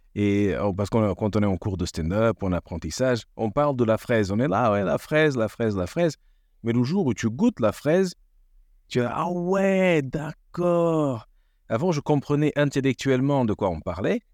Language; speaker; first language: French; non-native, fluent; Portuguese